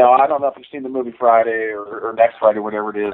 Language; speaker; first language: English; native; English